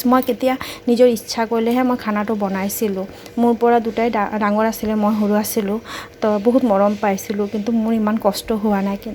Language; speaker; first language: Assamese; non-native, local second language; Bangla